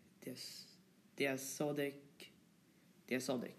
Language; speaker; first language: Swedish; non-native, learner; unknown